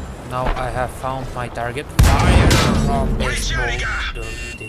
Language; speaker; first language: English; non-native, fluent; Bulgarian